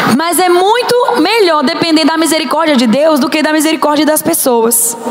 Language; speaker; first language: Portuguese; native; Portuguese